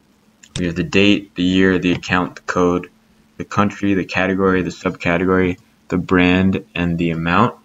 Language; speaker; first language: English; native; English